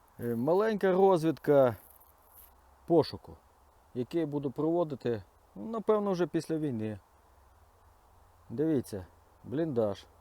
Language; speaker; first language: Ukrainian; native; Ukrainian